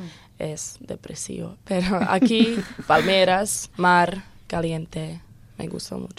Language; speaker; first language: Spanish; non-native, learner; Croatian